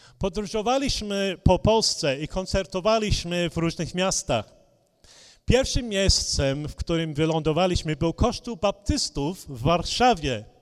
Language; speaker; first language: Polish; non-native, fluent; English